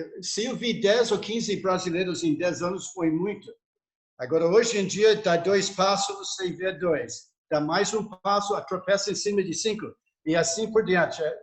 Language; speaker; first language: Portuguese; non-native, fluent; English